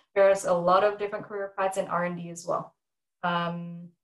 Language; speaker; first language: English; non-native, fluent; Indonesian